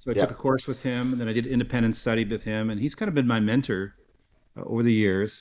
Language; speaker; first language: English; native; English